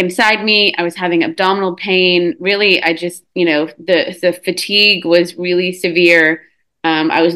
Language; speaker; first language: English; native; English